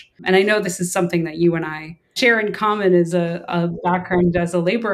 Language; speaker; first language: English; native; English